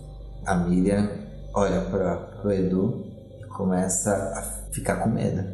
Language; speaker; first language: Portuguese; native; Portuguese